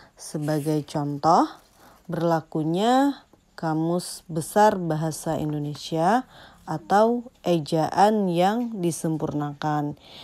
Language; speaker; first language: Indonesian; native; Indonesian